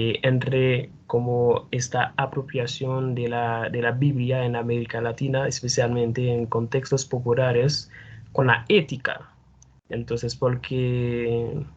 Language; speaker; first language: Spanish; non-native, fluent; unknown